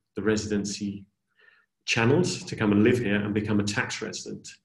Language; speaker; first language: English; native; English